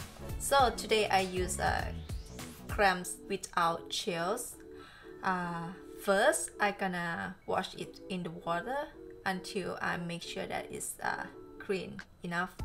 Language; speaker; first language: English; non-native, learner; Thai